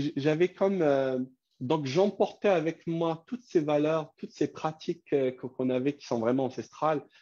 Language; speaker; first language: French; non-native, local second language; Kabyle